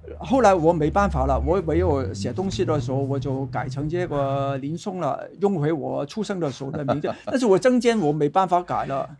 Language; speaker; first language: Chinese; native; Chinese